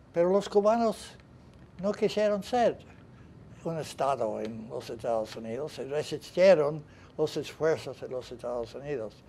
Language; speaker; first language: Spanish; non-native, fluent; English